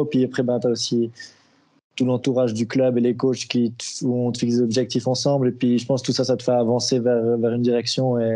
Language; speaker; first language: French; native; French